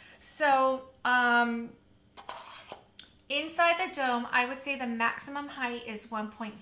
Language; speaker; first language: English; native; English